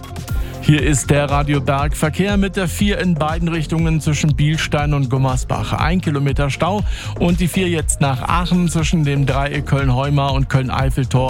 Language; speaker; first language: German; native; German